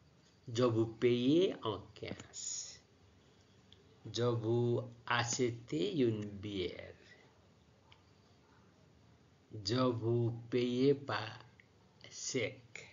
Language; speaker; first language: French; non-native, learner; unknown